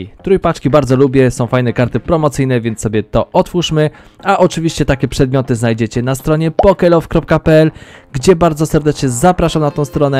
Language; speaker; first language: Polish; native; Polish